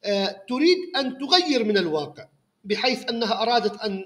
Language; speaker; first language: Arabic; native; Arabic